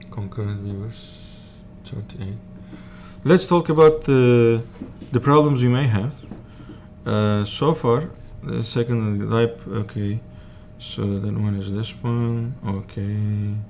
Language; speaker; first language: English; non-native, learner; Turkish